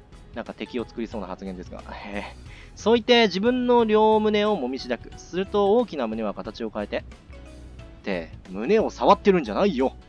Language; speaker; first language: Japanese; native; Japanese